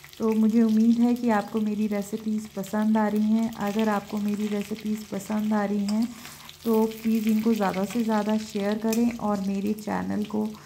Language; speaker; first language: Hindi; native; Hindi